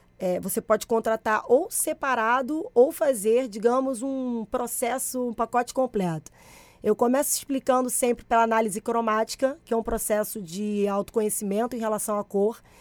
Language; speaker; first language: Portuguese; early bilingual, other home language; Spanish